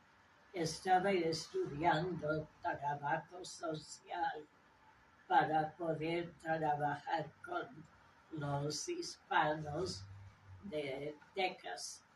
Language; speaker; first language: Spanish; non-native, fluent; English